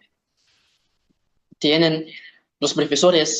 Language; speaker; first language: Spanish; non-native, learner; Arabic